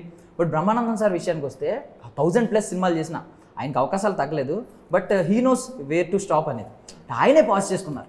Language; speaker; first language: Telugu; native; Telugu